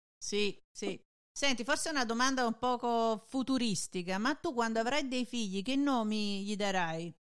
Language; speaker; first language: Italian; native; Italian